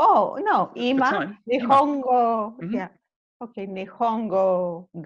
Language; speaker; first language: Japanese; non-native, learner; English